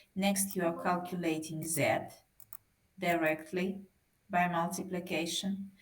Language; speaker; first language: English; non-native, fluent; Russian